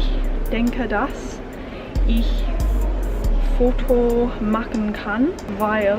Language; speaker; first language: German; non-native, learner; English